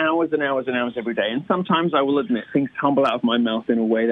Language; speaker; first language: English; native; English